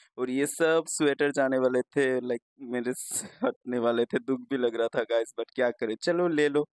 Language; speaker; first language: Hindi; non-native, local second language; Bangla